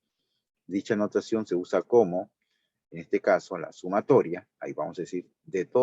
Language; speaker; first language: Spanish; native; Spanish